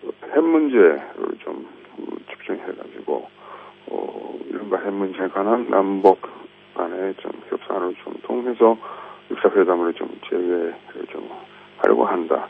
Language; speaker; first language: Korean; non-native, fluent; Japanese